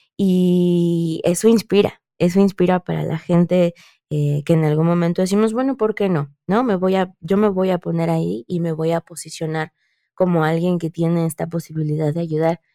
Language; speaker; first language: Spanish; native; Spanish